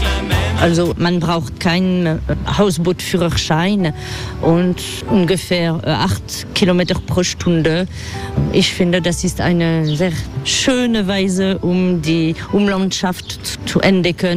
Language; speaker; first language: German; non-native, fluent; French